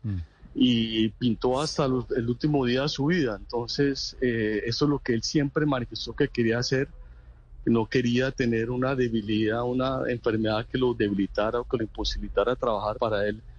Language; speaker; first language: Spanish; native; Spanish